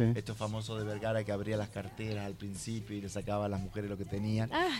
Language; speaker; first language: Spanish; native; Spanish